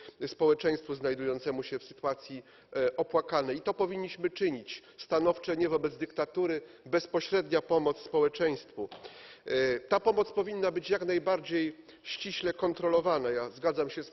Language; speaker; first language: Polish; native; Polish